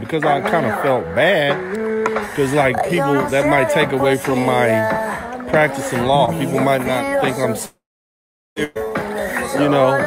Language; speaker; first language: English; native; English